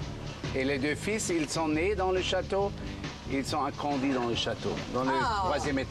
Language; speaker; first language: French; non-native, fluent; German